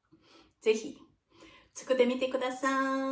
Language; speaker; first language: Japanese; non-native, learner; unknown